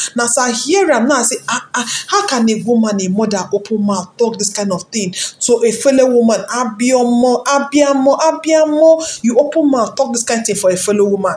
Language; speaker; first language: Nigerian Pidgin; non-native, local second language; Yoruba